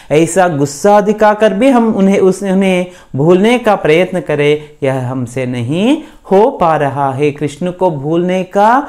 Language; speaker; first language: Hindi; non-native, local second language; Kannada